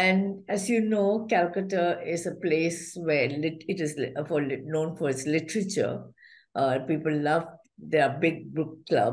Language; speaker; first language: English; non-native, local second language; Malayalam